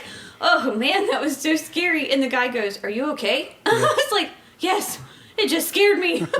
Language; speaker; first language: English; native; English